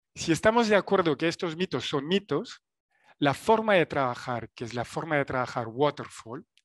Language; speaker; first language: Spanish; non-native, fluent; French